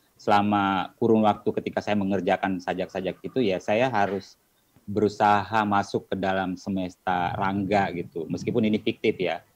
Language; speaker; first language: Indonesian; non-native, local second language; Buginese